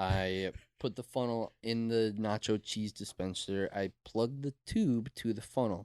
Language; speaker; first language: English; native; English